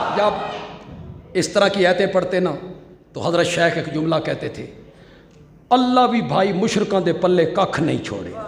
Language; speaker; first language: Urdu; non-native, local second language; Punjabi